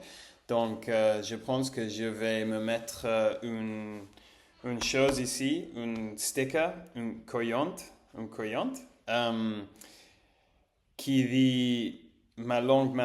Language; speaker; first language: French; non-native, learner; English